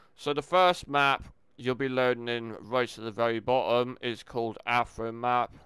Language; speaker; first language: English; native; English